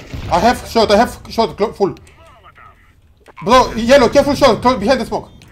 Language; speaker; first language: English; non-native, learner; Romanian